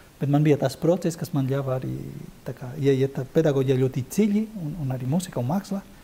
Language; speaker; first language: Latvian; non-native, fluent; Spanish